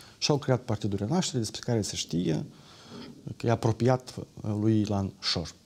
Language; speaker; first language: Romanian; native; Romanian